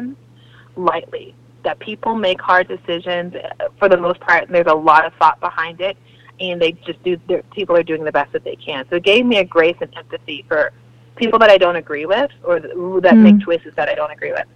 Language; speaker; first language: English; native; English